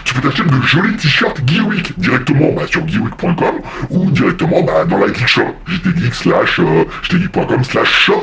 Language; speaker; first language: French; native; French